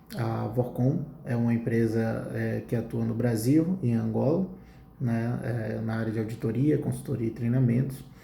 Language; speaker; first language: Portuguese; native; Portuguese